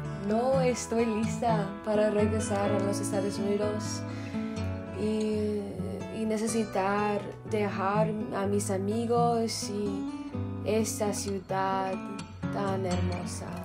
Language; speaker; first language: Spanish; non-native, learner; English